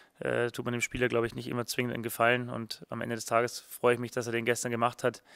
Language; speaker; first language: German; native; German